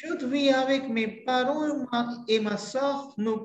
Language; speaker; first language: French; non-native, fluent; Hindi